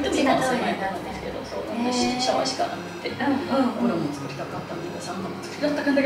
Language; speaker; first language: Japanese; non-native, fluent; Chinese